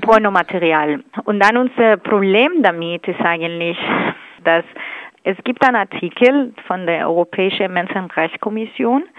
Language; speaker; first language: German; non-native, fluent; Spanish